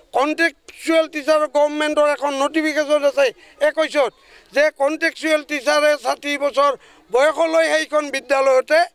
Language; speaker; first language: Assamese; native; Assamese